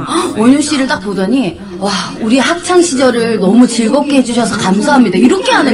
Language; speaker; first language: Korean; native; Korean